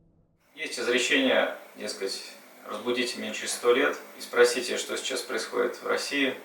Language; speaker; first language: Russian; native; Russian